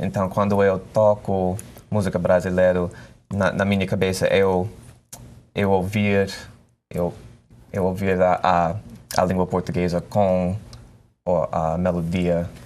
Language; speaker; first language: Portuguese; non-native, learner; English